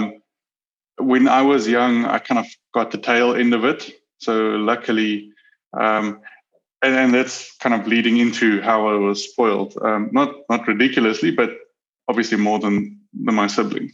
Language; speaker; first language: English; non-native, local second language; Afrikaans